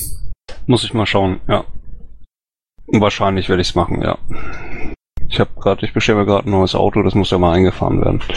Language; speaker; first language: German; native; German